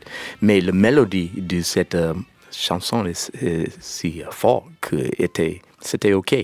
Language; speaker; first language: French; non-native, learner; English